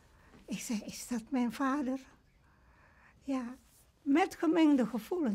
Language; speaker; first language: Dutch; early bilingual, other home language; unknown